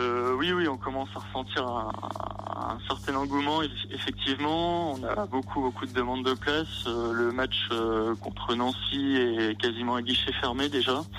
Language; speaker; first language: French; native; French